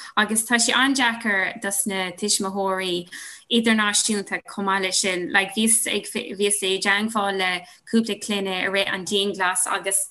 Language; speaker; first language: Irish; non-native, local second language; English